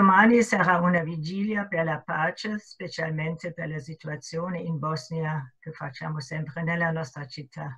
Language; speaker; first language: Italian; non-native, fluent; German